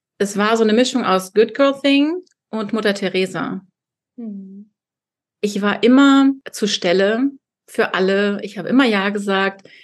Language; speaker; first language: German; early bilingual, other home language; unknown